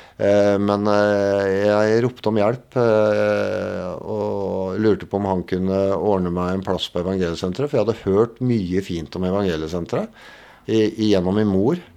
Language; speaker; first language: Norwegian; native; Norwegian